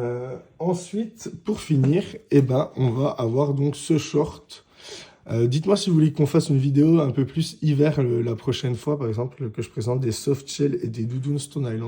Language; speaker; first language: French; native; French